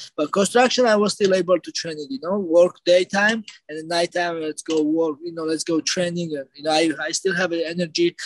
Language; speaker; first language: English; non-native, learner; Georgian